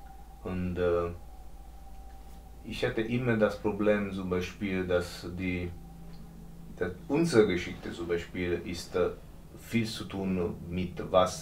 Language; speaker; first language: German; non-native, learner; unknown